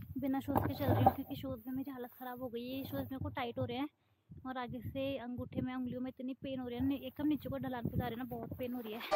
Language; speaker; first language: Hindi; native; Hindi